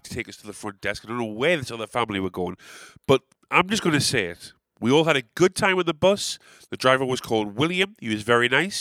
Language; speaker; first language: English; native; English